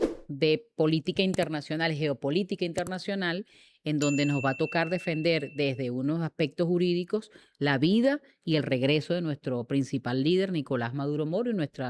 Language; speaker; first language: Spanish; native; Spanish